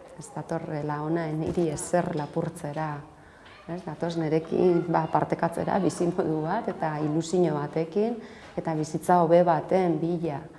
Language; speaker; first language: Basque; native; Basque